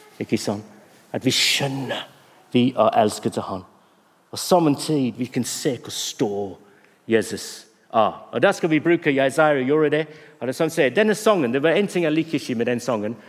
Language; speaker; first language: Norwegian; non-native, fluent; English